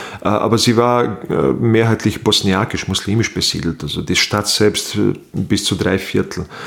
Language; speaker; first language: German; non-native, fluent; Bosnian